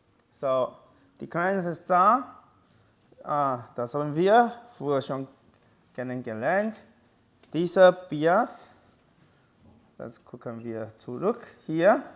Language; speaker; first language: German; non-native, fluent; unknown